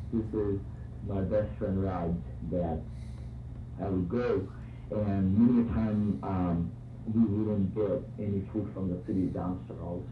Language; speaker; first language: English; non-native, local second language; Bangla